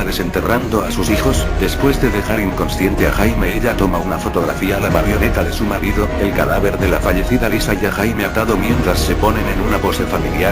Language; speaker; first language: Spanish; native; Spanish